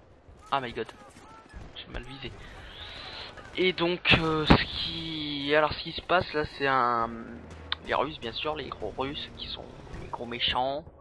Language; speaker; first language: French; native; French